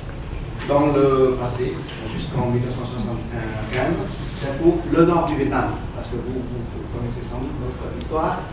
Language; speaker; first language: French; non-native, fluent; Vietnamese